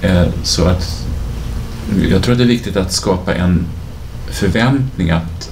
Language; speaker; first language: Swedish; native; Swedish